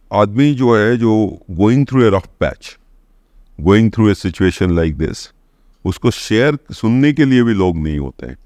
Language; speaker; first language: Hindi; non-native, local second language; Odia